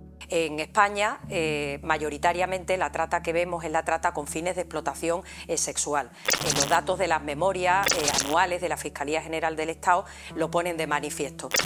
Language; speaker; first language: Spanish; native; Spanish